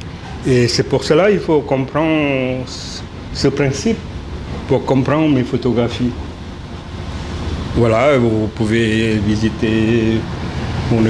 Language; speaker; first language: French; non-native, fluent; Lao